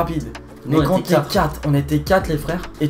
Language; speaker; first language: French; native; French